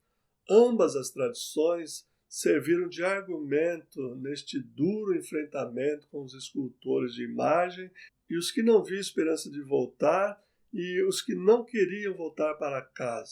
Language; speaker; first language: Portuguese; native; Portuguese